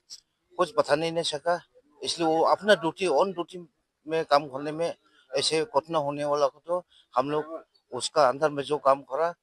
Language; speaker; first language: Hindi; non-native, local second language; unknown